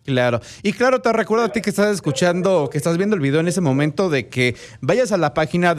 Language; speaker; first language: Spanish; native; Spanish